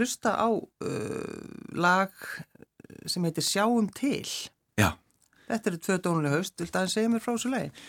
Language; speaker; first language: Icelandic; native; Icelandic